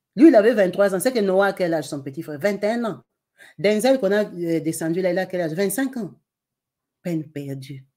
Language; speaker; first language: French; non-native, local second language; Lingala